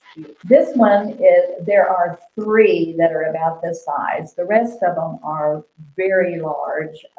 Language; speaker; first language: English; native; English